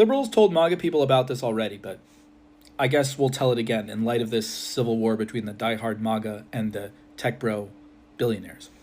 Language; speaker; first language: English; native; English